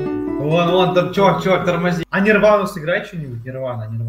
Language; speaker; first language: Russian; native; Russian